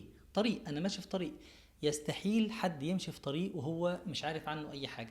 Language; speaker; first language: Arabic; native; Arabic